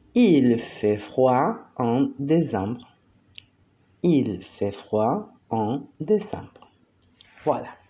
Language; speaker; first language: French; non-native, fluent; Spanish